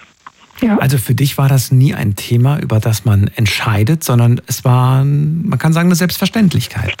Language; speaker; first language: German; native; German